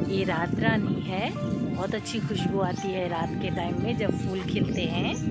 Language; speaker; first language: Hindi; native; Hindi